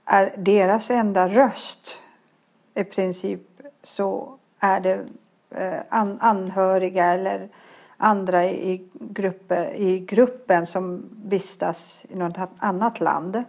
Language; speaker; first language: Swedish; early bilingual, other home language; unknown